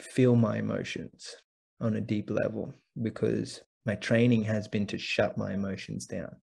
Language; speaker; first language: English; native; English